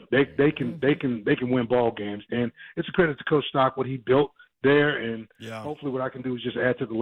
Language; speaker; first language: English; native; English